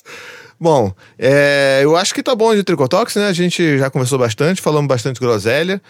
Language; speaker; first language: Portuguese; native; Portuguese